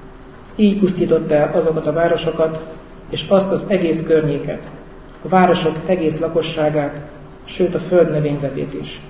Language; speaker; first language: Hungarian; native; Hungarian